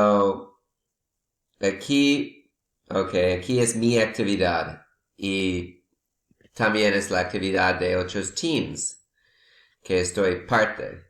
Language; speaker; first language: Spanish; non-native, learner; English